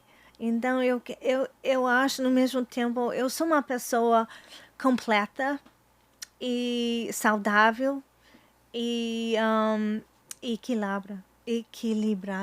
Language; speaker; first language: Portuguese; non-native, fluent; English